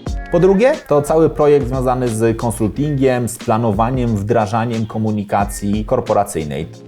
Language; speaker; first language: Polish; native; Polish